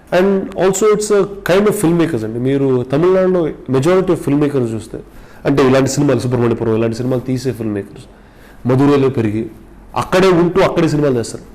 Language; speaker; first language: Telugu; native; Telugu